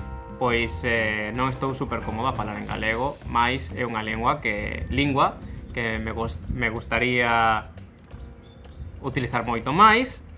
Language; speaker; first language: Galician; non-native, local second language; Spanish